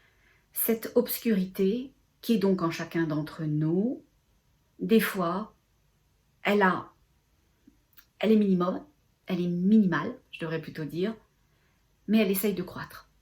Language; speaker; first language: French; native; French